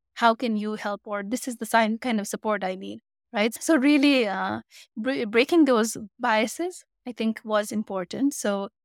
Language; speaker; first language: English; non-native, local second language; Nepali